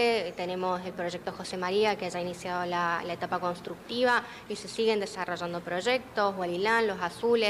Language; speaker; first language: Spanish; native; Spanish